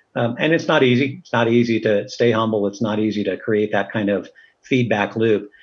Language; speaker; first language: English; native; English